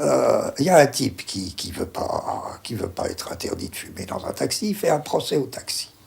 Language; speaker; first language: French; native; French